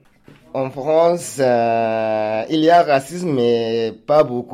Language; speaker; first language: French; non-native, learner; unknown